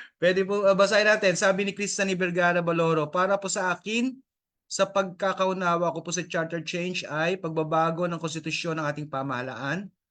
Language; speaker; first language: Filipino; native; Filipino